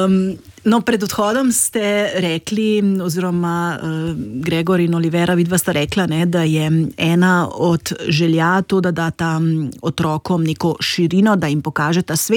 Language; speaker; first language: Slovenian; native; Slovenian